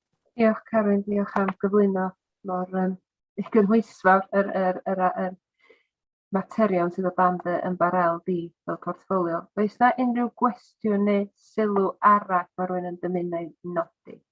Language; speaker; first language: Welsh; native; Welsh